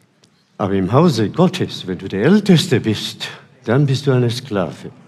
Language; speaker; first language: German; non-native, fluent; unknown